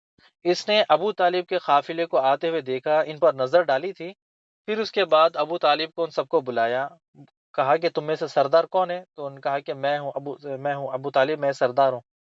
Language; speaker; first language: Urdu; native; Urdu